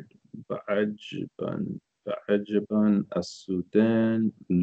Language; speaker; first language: Arabic; non-native, learner; English